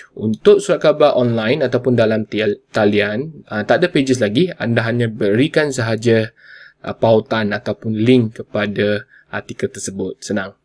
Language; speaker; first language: Malay; non-native, local second language; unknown